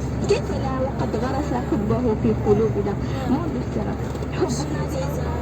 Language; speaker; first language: Arabic; native; Arabic